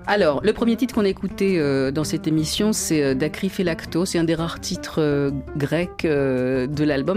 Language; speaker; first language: French; native; French